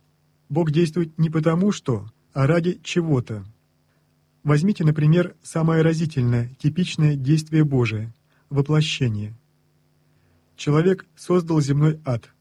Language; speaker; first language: Russian; native; Russian